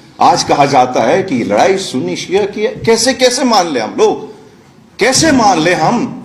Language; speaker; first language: Urdu; non-native, local second language; Pashto